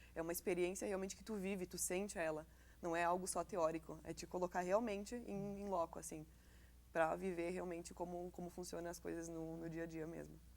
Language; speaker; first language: Portuguese; native; Portuguese